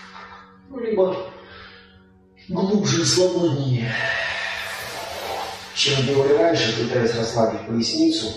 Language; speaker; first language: Russian; native; Russian